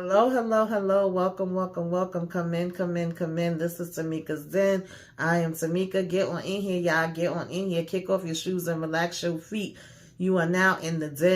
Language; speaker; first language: English; native; English